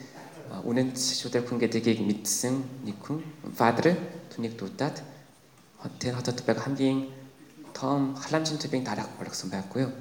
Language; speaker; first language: Mongolian; non-native, fluent; Korean